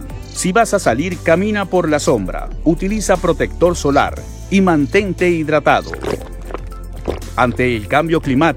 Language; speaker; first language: Spanish; native; Spanish